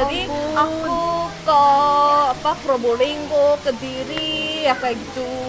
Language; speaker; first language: Indonesian; non-native, fluent; Korean